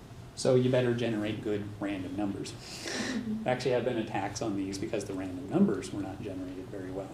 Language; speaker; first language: English; native; English